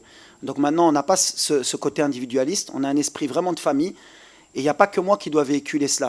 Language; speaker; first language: French; native; French